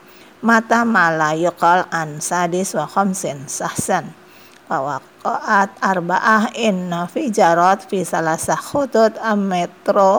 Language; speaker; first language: Arabic; non-native, fluent; Indonesian